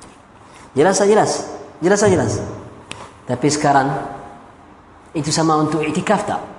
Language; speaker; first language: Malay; non-native, fluent; Arabic